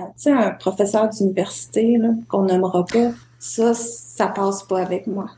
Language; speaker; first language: French; native; French